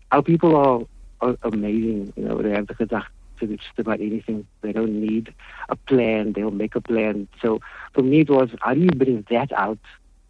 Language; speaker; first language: English; native; English